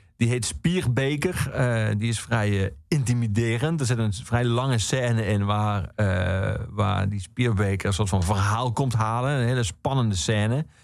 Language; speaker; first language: Dutch; native; Dutch